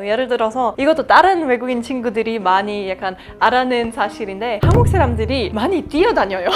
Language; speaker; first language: Korean; non-native, fluent; German